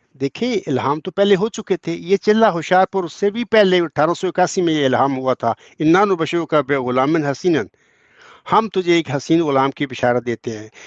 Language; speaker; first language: Urdu; non-native, local second language; Punjabi